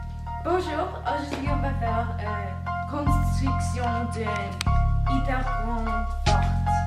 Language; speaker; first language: French; non-native, learner; English